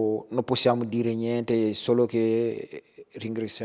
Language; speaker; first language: Italian; non-native, learner; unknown